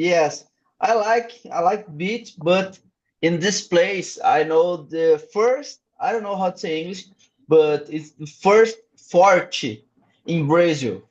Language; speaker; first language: English; non-native, learner; Portuguese